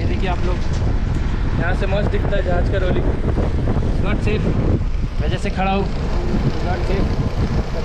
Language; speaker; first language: Hindi; native; Hindi